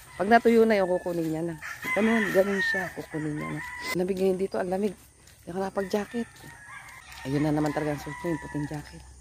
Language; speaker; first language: Filipino; non-native, local second language; Pampanga